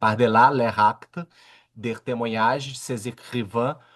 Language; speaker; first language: French; non-native, learner; Portuguese